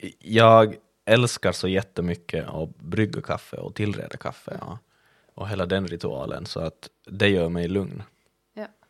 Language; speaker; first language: Swedish; native; Swedish